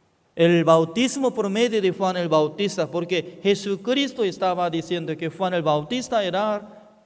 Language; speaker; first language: Spanish; non-native, fluent; Korean